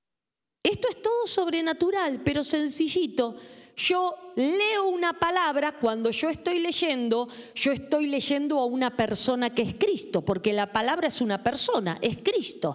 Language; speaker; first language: Spanish; native; Spanish